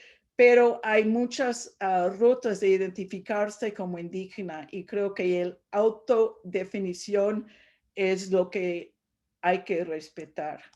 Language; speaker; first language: Spanish; non-native, fluent; English